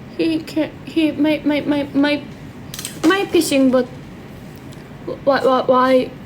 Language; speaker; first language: English; non-native, learner; Thai